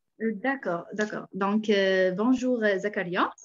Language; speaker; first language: French; non-native, fluent; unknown